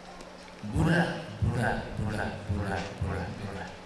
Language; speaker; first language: English; non-native, learner; Chinese